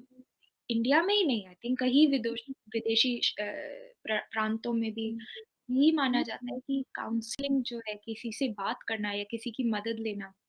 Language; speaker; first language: Hindi; native; Hindi